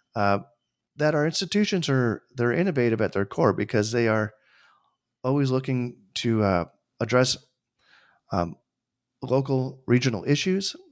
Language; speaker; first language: English; native; English